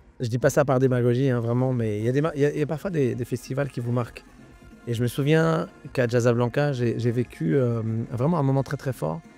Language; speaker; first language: French; early bilingual, other home language; Arabic